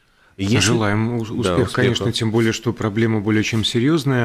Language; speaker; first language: Russian; native; Russian